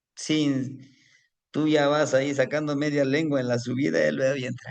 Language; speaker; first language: Spanish; native; Spanish